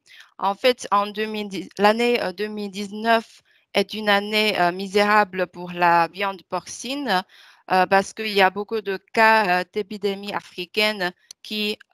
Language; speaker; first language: French; non-native, fluent; Chinese